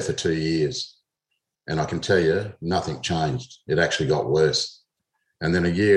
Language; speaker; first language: English; native; English